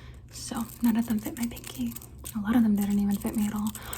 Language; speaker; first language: English; early bilingual, other home language; Spanish